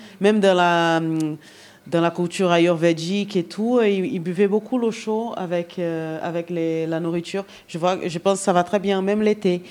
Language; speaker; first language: French; non-native, fluent; Portuguese